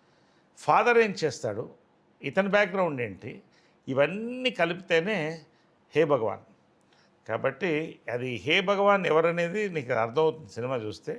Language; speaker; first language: Telugu; native; Telugu